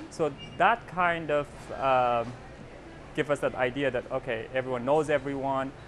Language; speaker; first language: English; non-native, local second language; Persian